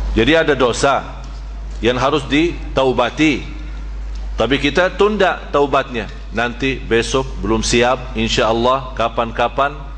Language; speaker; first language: Malay; non-native, fluent; Arabic